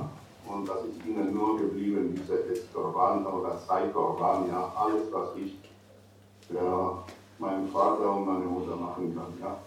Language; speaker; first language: German; non-native, fluent; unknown